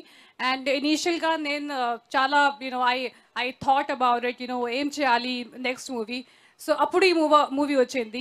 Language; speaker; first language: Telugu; non-native, learner; Hindi